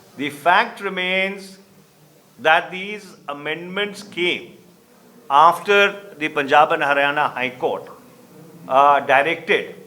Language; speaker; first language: English; non-native, local second language; Hindi